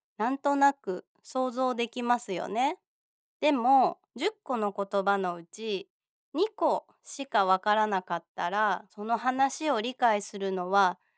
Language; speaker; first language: Japanese; native; Japanese